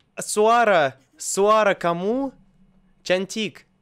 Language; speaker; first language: Indonesian; non-native, learner; Russian